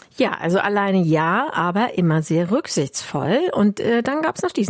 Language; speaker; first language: German; native; German